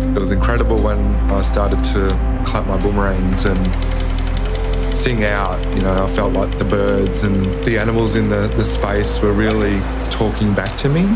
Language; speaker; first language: English; native; English